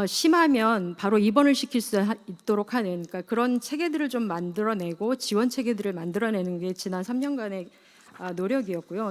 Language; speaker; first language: Korean; native; Korean